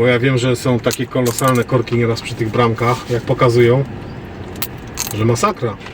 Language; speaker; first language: Polish; native; Polish